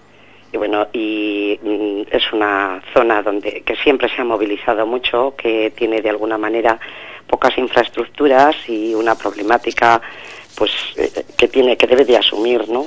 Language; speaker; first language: Spanish; native; Spanish